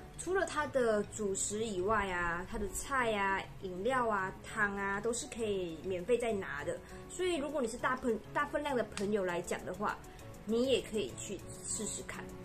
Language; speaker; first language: Chinese; native; Chinese